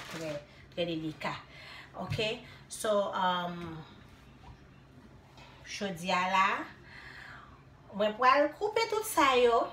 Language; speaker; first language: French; non-native, local second language; Haitian Creole